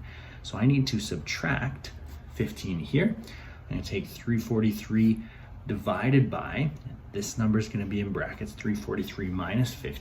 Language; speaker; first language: English; native; English